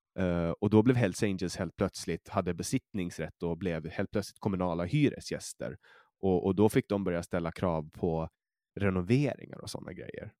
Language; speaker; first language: Swedish; native; Swedish